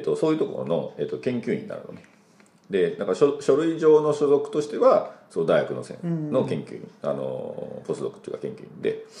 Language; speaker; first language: Japanese; native; Japanese